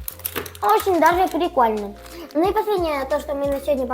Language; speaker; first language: Russian; native; Russian